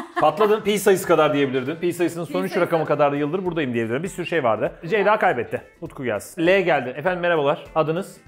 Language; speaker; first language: Turkish; native; Turkish